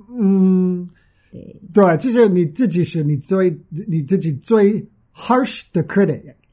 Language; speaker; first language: Chinese; non-native, fluent; English